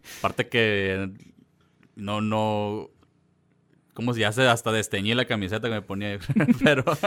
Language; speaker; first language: Spanish; early bilingual, heritage; Spanish